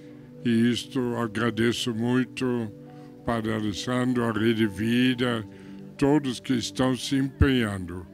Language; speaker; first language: Portuguese; non-native, fluent; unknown